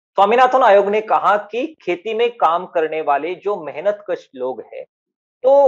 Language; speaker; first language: Hindi; non-native, local second language; Marathi